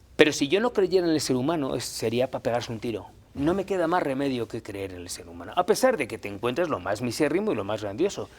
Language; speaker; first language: Spanish; native; Spanish